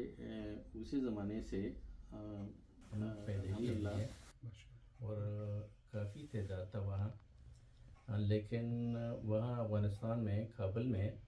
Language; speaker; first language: Hindi; non-native, fluent; Pashto